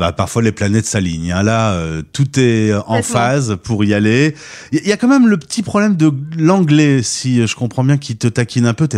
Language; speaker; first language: French; native; French